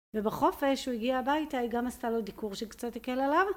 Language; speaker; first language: Hebrew; native; Hebrew